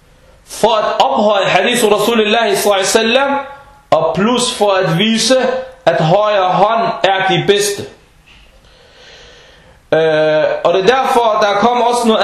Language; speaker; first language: Danish; non-native, fluent; Arabic